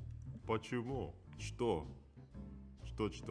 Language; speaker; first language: Russian; non-native, learner; Indonesian